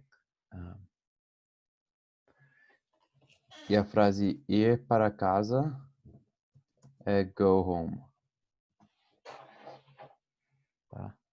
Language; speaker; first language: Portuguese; non-native, fluent; English